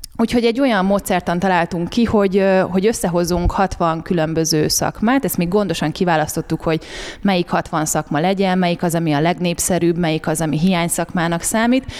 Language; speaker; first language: Hungarian; native; Hungarian